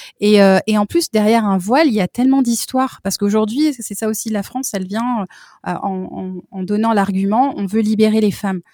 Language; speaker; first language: French; native; French